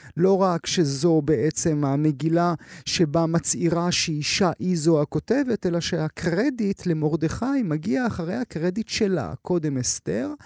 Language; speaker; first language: Hebrew; native; Hebrew